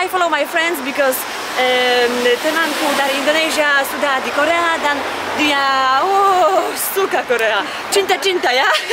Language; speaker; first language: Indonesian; non-native, learner; Polish